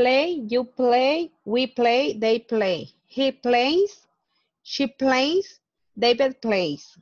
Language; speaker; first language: English; non-native, learner; Spanish